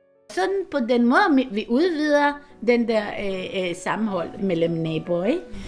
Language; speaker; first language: Danish; non-native, fluent; Hebrew